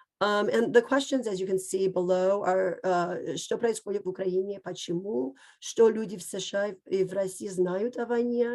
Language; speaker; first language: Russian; non-native, fluent; English